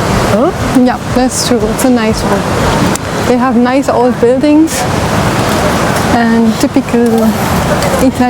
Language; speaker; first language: English; non-native, learner; German